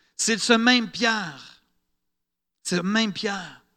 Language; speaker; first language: French; native; French